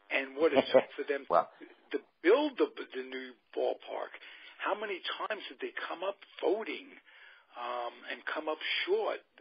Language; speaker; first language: English; native; English